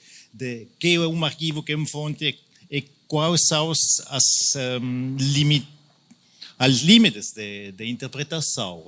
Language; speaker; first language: Portuguese; non-native, learner; French